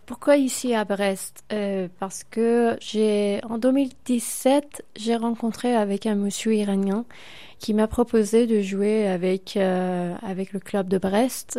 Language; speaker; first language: French; non-native, fluent; Persian